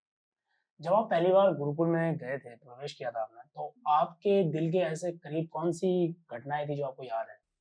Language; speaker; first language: Hindi; native; Hindi